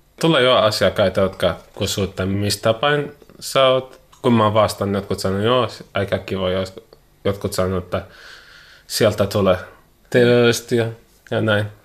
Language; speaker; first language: Finnish; non-native, learner; Arabic